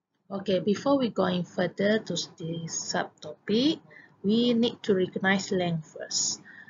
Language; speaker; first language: English; non-native, local second language; Malay